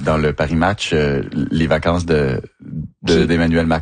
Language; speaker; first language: French; native; French